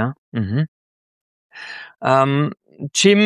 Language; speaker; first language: German; native; German